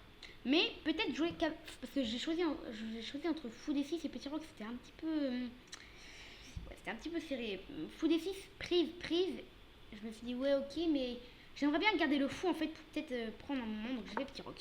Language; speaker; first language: French; native; French